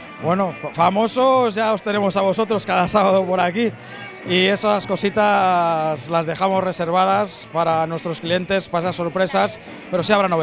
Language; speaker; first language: Spanish; native; Spanish